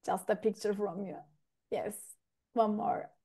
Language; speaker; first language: English; non-native, fluent; Turkish